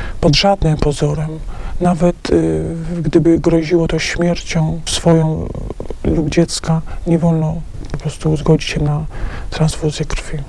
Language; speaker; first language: Polish; native; Polish